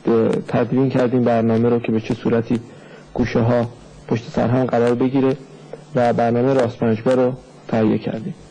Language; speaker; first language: Persian; native; Persian